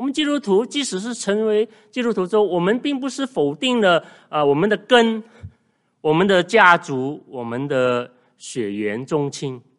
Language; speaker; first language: Chinese; native; Chinese